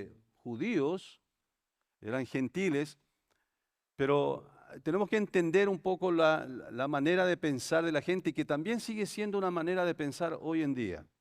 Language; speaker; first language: Spanish; native; Spanish